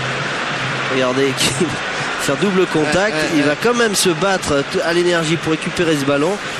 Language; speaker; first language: French; native; French